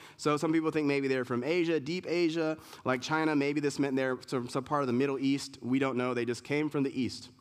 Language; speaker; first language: English; native; English